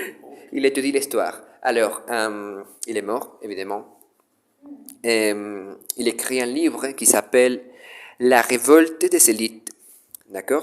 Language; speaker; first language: French; non-native, learner; Spanish